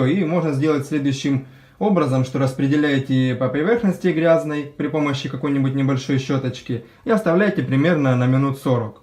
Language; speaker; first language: Russian; native; Russian